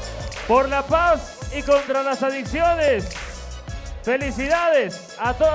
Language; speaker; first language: Spanish; native; Spanish